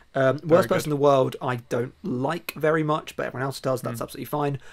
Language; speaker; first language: English; native; English